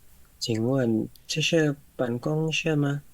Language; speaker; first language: Chinese; non-native, learner; Indonesian